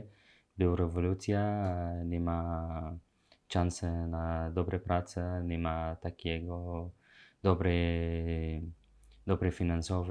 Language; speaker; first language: Polish; non-native, learner; Arabic